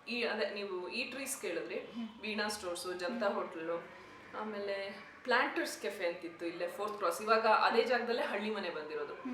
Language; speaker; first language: Kannada; native; Kannada